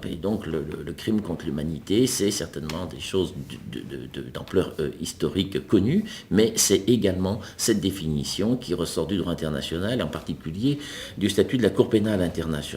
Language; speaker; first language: French; native; French